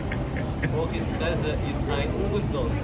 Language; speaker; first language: German; non-native, learner; Spanish